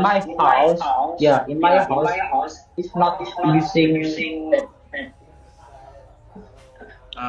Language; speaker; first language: English; non-native, learner; Javanese